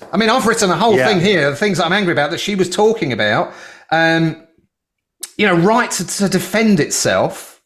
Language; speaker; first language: English; native; English